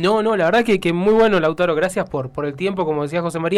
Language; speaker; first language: Spanish; native; Spanish